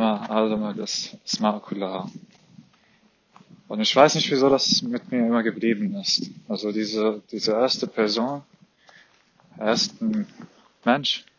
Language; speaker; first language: German; non-native, fluent; Arabic